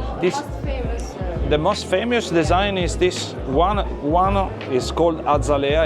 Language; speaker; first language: English; non-native, learner; Italian